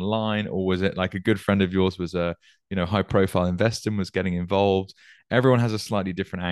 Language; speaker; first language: English; native; English